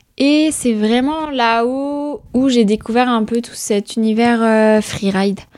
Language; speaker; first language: French; native; French